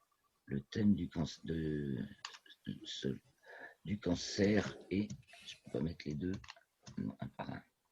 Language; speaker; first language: French; native; French